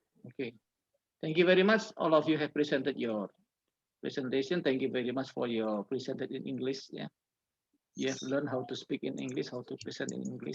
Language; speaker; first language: English; non-native, learner; Indonesian